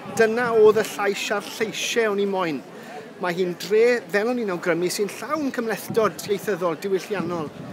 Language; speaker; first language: Welsh; native; Welsh